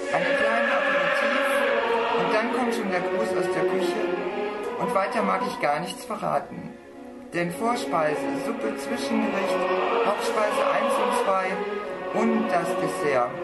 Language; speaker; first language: German; native; German